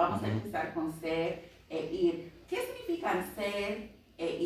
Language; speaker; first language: Spanish; non-native, fluent; English